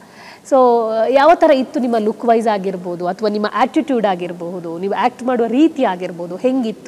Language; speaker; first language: Kannada; native; Kannada